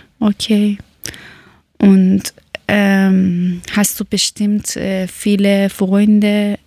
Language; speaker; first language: German; non-native, learner; Persian